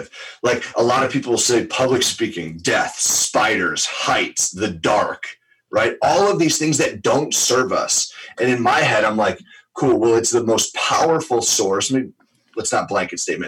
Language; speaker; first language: English; native; English